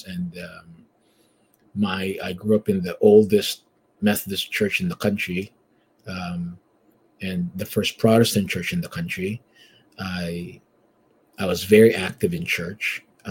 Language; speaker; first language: English; non-native, local second language; Filipino